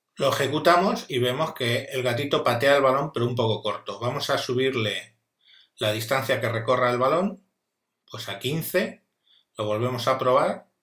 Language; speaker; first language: Spanish; native; Spanish